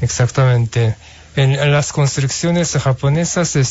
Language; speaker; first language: Spanish; non-native, fluent; Japanese